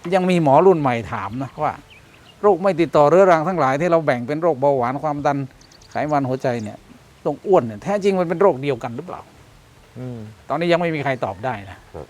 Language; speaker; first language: Thai; native; Thai